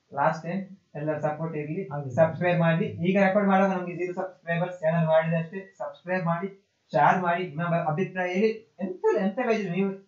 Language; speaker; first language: Kannada; non-native, local second language; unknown